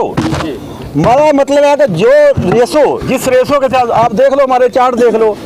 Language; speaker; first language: Hindi; non-native, local second language; Punjabi